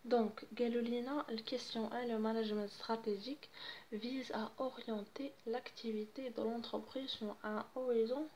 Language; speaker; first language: French; non-native, local second language; Arabic